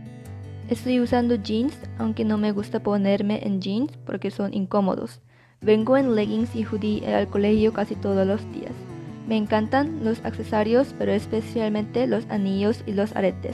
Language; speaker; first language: Spanish; non-native, learner; Korean